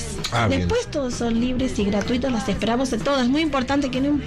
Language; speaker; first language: Spanish; native; Spanish